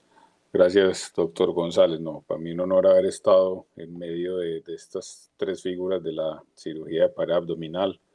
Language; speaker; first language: Spanish; native; Spanish